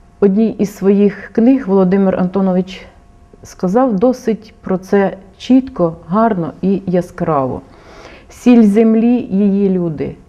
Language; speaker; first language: Ukrainian; native; Ukrainian